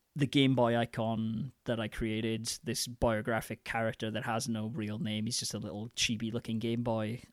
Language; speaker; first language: English; native; English